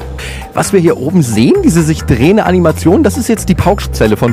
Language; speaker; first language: German; native; German